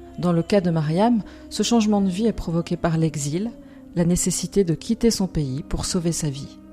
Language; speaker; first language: French; native; French